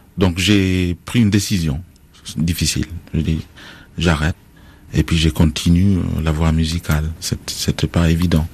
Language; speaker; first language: French; non-native, fluent; Acoli